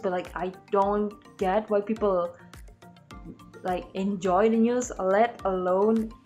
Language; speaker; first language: English; non-native, learner; Indonesian